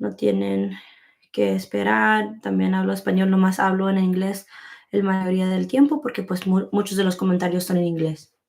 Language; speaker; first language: Spanish; early bilingual, heritage; Spanish